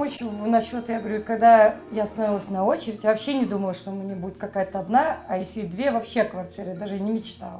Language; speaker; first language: Russian; native; Russian